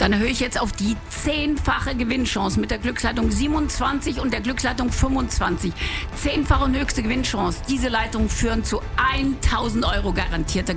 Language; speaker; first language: German; native; German